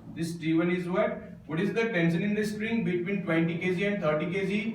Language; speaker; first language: English; non-native, local second language; Nepali